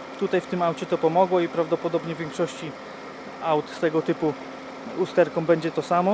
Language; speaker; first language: Polish; native; Polish